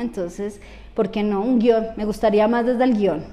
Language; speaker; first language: Spanish; native; Spanish